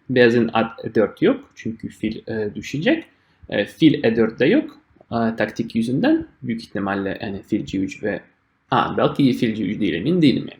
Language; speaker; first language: Turkish; non-native, fluent; Russian